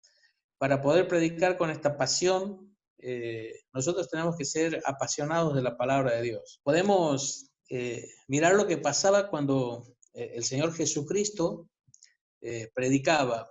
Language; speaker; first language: Spanish; native; Spanish